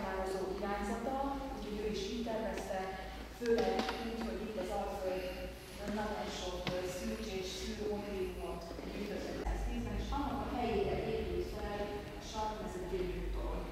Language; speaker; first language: Hungarian; native; Hungarian